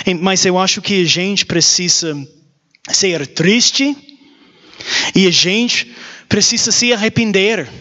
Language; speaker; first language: Portuguese; non-native, learner; English